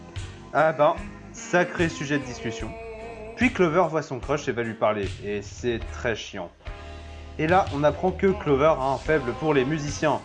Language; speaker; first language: French; native; French